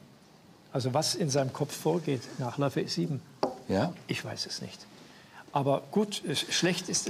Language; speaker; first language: German; native; German